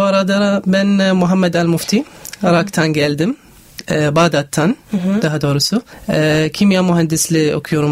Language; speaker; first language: Turkish; non-native, learner; Arabic